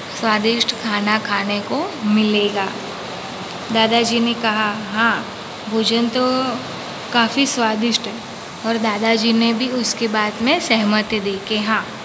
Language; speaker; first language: Hindi; non-native, local second language; Gujarati